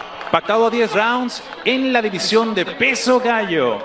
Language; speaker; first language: Spanish; native; Spanish